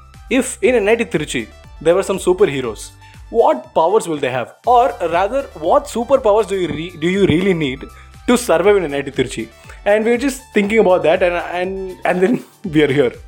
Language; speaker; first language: English; non-native, local second language; Tamil